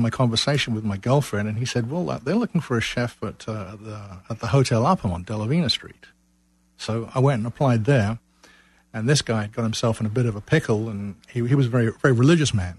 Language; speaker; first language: English; native; English